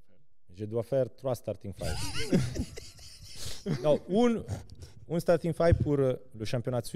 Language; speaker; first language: French; non-native, local second language; Serbian